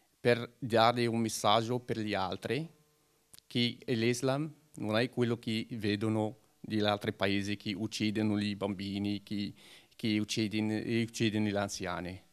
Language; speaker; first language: Italian; non-native, learner; Arabic